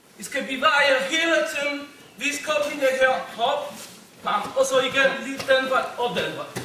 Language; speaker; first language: Danish; non-native, fluent; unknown